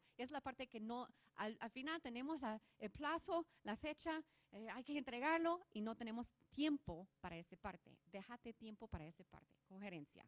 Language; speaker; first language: Spanish; non-native, fluent; English